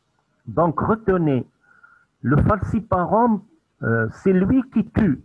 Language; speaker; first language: French; non-native, local second language; Arabic